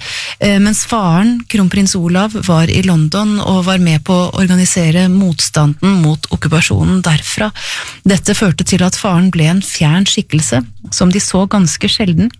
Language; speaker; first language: Norwegian; native; Norwegian